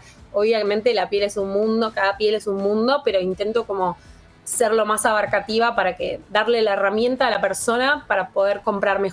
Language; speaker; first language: Spanish; native; Spanish